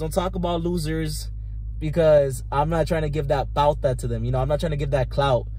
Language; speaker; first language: English; early bilingual, other home language; Spanish